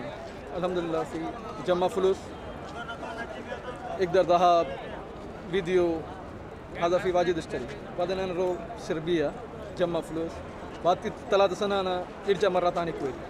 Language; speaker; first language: Arabic; non-native, learner; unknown